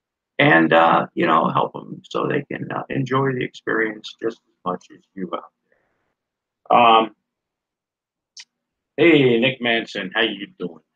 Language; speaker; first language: English; native; English